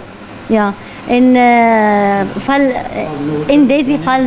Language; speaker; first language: Dutch; non-native, learner; Arabic